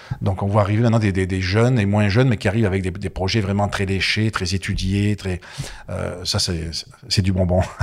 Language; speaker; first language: French; native; French